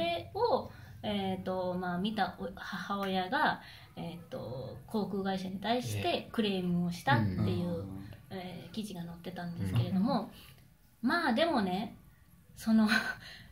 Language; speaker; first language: Japanese; native; Japanese